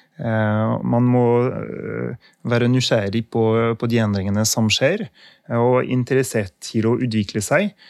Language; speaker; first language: Norwegian; non-native, fluent; French